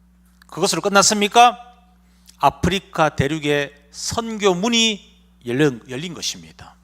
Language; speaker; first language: Korean; native; Korean